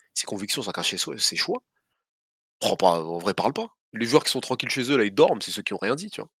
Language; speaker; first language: French; native; French